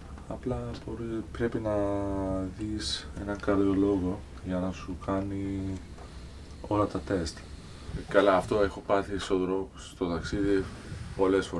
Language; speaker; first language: Greek; non-native, fluent; Turkish